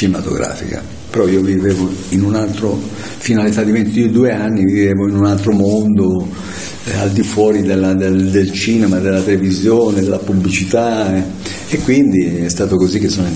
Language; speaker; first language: Italian; native; Italian